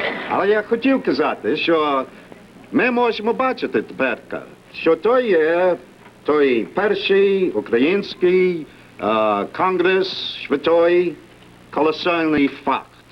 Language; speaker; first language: Ukrainian; non-native, learner; English